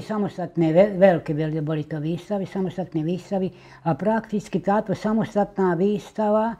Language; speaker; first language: Slovak; native; Slovak